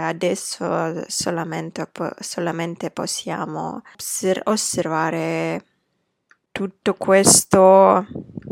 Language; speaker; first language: Italian; non-native, fluent; Russian